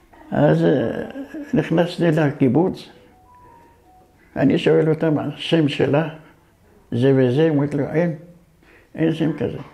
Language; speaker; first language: Hebrew; early bilingual, other home language; Arabic